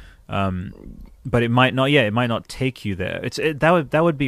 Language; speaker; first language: English; early bilingual, other home language; Italian